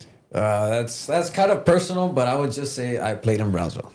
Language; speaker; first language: English; early bilingual, other home language; Spanish